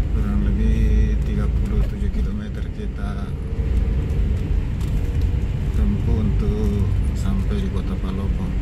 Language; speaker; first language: Indonesian; native; Indonesian